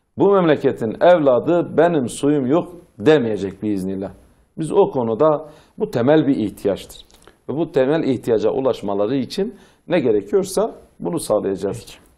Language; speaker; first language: Turkish; non-native, local second language; Zaza